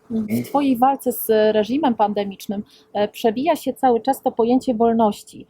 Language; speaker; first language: Polish; native; Polish